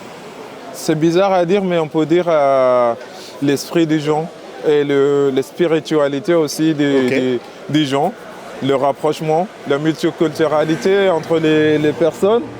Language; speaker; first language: French; non-native, fluent; Arabic